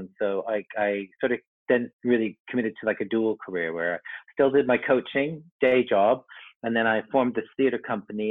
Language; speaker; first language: English; native; English